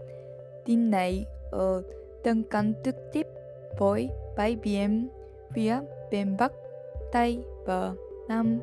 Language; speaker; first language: Vietnamese; non-native, learner; Japanese